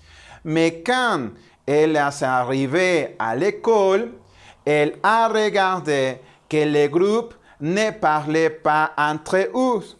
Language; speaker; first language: French; non-native, learner; Spanish